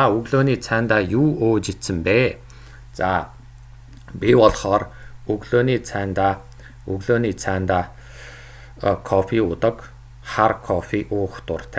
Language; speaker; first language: Mongolian; non-native, fluent; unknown